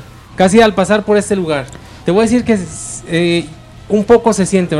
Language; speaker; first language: Spanish; native; Spanish